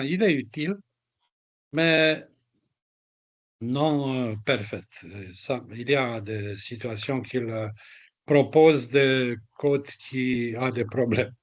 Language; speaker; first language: French; non-native, fluent; Romanian